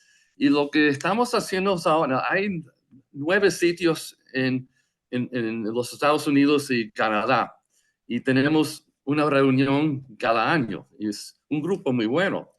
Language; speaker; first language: Spanish; non-native, fluent; English